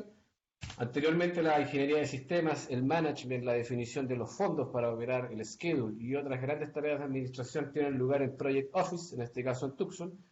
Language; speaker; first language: Spanish; native; Spanish